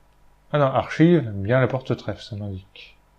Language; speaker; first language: French; native; French